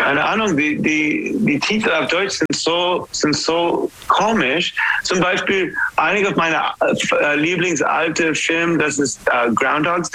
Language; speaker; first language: German; non-native, learner; English